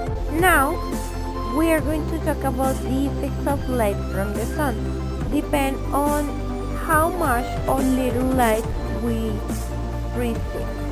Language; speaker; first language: English; non-native, fluent; Spanish